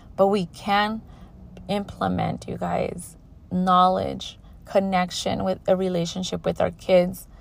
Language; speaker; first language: English; early bilingual, other home language; Spanish